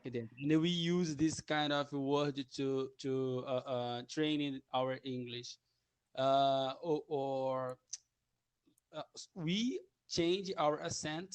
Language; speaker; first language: English; non-native, learner; Portuguese